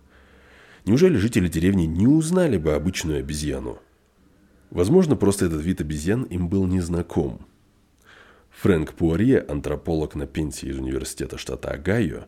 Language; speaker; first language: Russian; native; Russian